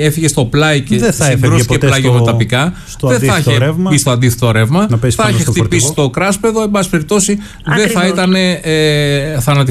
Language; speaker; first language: Greek; native; Greek